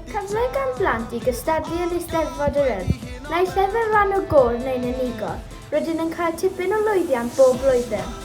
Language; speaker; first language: Welsh; non-native, local second language; English